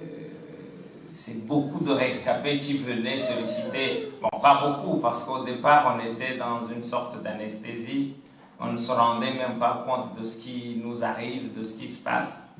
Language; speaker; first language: French; non-native, local second language; Kinyarwanda